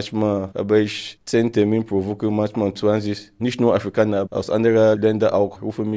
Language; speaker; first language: German; non-native, fluent; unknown